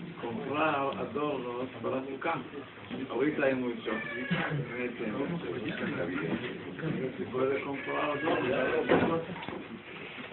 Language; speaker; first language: Spanish; non-native, learner; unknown